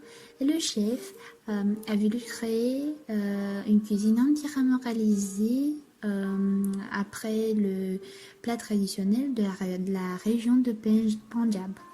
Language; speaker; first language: French; non-native, learner; Romanian